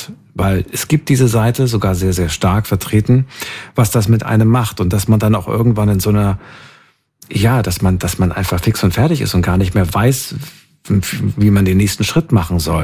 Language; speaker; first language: German; native; German